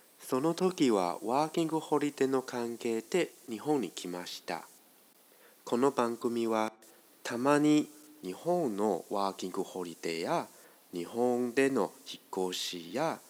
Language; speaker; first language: Japanese; non-native, fluent; Chinese